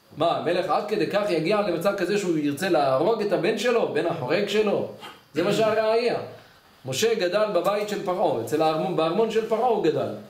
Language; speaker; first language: Hebrew; native; Hebrew